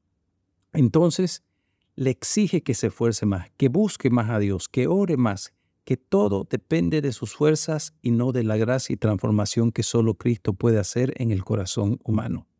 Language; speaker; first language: Spanish; native; Spanish